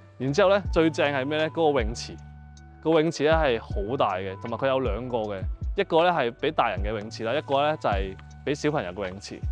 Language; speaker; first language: Cantonese; native; Cantonese